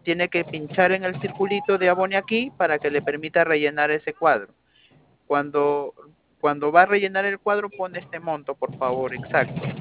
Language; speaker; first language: Spanish; native; Spanish